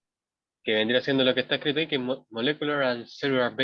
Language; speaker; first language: Spanish; native; Spanish